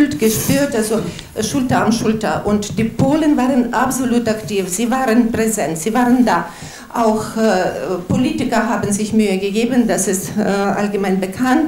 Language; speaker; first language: German; non-native, fluent; Ukrainian